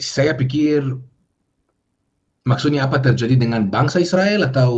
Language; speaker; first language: Indonesian; non-native, fluent; Hebrew